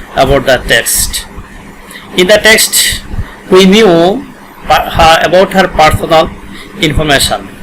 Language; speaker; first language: English; non-native, local second language; Bangla